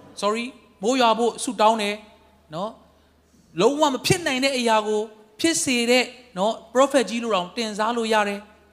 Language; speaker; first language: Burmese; non-native, local second language; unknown